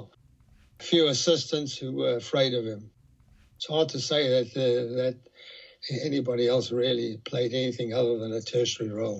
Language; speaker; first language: English; native; English